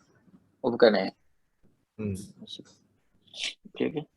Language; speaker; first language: Malay; native; Malay